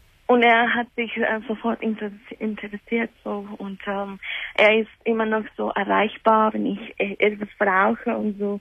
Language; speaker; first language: German; non-native, learner; Spanish